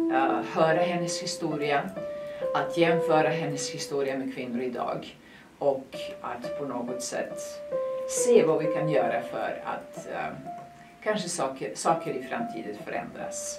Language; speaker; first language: Swedish; non-native, fluent; Serbian